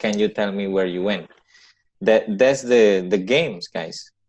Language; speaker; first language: English; non-native, learner; Indonesian